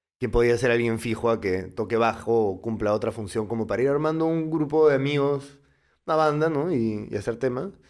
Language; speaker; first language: Spanish; native; Spanish